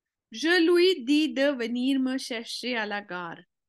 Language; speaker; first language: French; non-native, fluent; Hindi